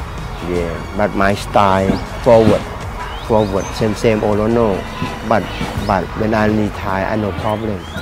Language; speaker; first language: English; non-native, learner; Thai